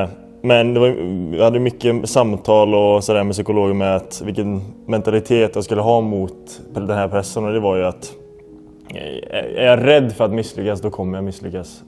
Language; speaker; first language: Swedish; native; Swedish